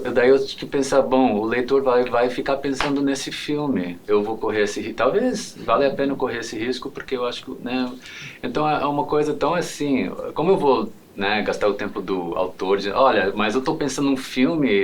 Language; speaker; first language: Portuguese; non-native, fluent; English